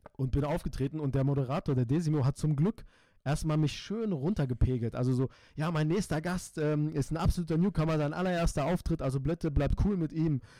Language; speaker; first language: German; early bilingual, other home language; Turkish